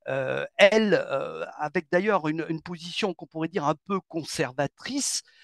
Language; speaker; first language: French; native; French